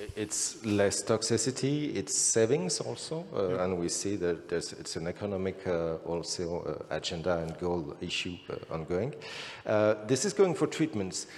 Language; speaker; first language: English; non-native, fluent; French